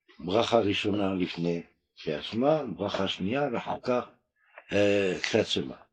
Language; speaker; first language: Hebrew; non-native, fluent; French